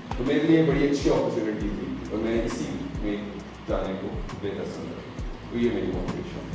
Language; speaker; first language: Urdu; non-native, local second language; Pahari-Potwari